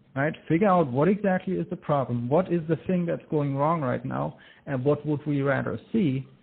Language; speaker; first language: English; non-native, fluent; German